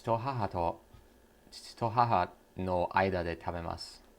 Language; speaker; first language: Japanese; non-native, learner; English